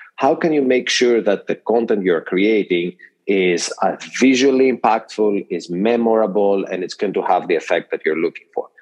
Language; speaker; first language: English; non-native, fluent; Greek